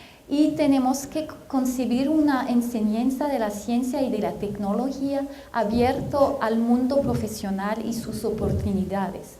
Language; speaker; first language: Spanish; non-native, fluent; French